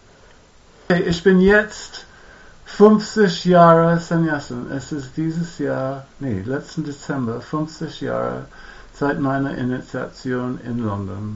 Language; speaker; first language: German; non-native, fluent; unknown